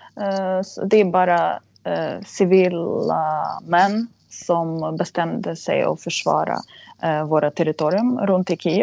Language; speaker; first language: Swedish; non-native, fluent; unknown